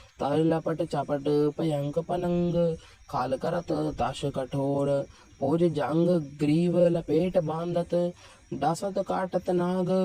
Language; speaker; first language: Hindi; non-native, local second language; Punjabi